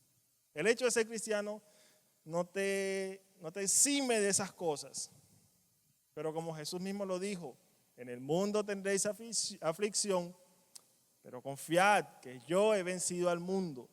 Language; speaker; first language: Spanish; native; Spanish